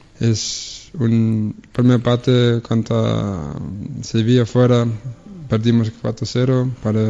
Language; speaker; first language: Spanish; non-native, learner; Danish